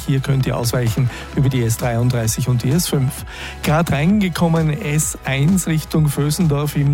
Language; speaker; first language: German; native; German